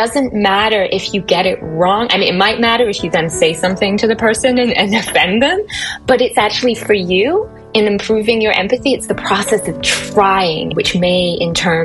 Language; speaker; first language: English; native; English